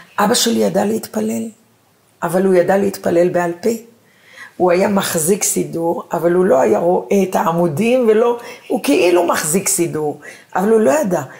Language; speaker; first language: Hebrew; early bilingual, other home language; Arabic